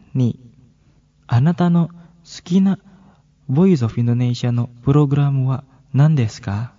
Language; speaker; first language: Japanese; non-native, fluent; Indonesian